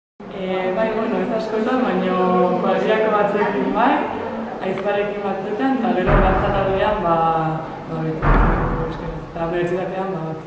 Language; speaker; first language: Basque; non-native, local second language; Spanish